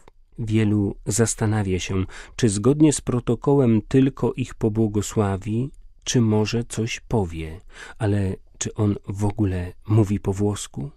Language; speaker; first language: Polish; native; Polish